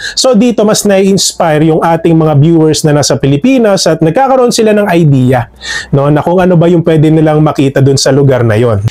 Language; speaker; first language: Filipino; native; Filipino